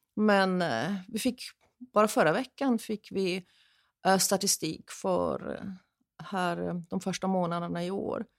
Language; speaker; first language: Swedish; non-native, fluent; German